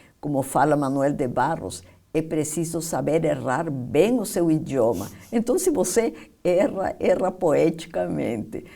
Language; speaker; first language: Portuguese; non-native, fluent; Spanish